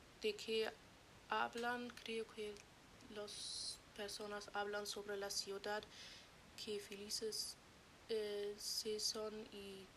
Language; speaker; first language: Spanish; non-native, learner; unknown